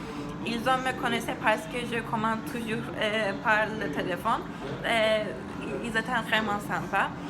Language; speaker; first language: French; non-native, learner; Turkish